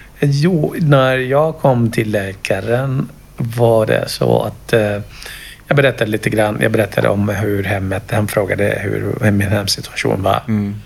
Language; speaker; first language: Swedish; non-native, fluent; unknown